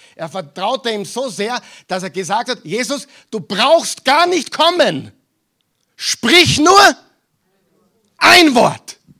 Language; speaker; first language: German; non-native, fluent; English